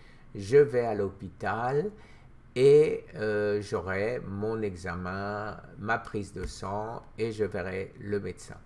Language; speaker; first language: French; native; French